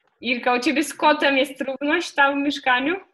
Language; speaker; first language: Polish; non-native, fluent; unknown